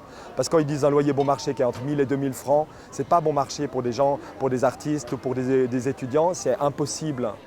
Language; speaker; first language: French; native; French